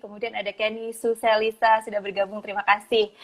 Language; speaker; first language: Indonesian; native; Indonesian